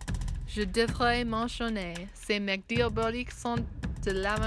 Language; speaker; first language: French; non-native, learner; English